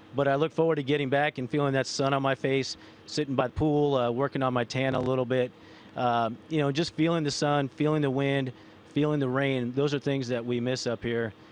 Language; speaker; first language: English; early bilingual, other home language; Spanish